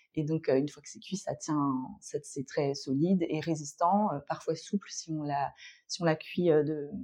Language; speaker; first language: French; native; French